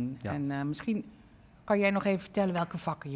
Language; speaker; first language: Dutch; native; Dutch